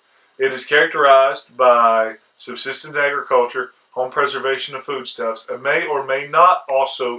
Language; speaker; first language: English; native; English